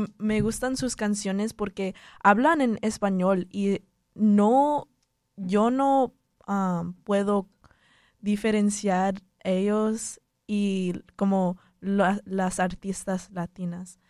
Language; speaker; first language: Spanish; early bilingual, heritage; Spanish